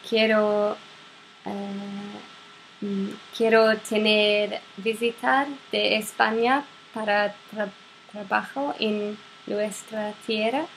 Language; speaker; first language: Spanish; non-native, learner; English